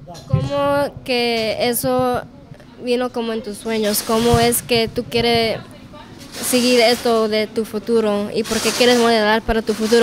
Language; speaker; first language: Spanish; early bilingual, heritage; Spanish